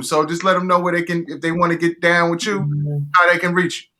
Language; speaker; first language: English; native; English